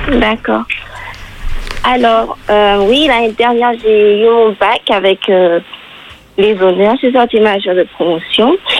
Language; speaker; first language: French; native; French